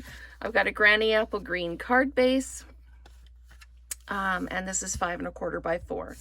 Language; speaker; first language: English; native; English